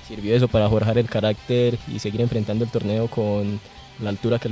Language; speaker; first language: Spanish; native; Spanish